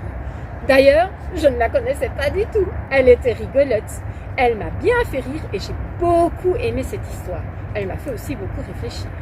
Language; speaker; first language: French; native; French